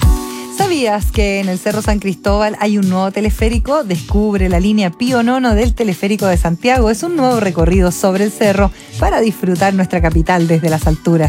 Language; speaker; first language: Spanish; native; Spanish